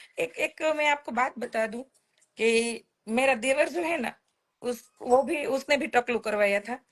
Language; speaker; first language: Hindi; non-native, local second language; Gujarati